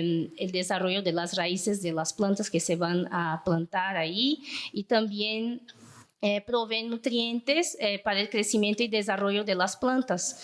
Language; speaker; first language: Spanish; non-native, fluent; Portuguese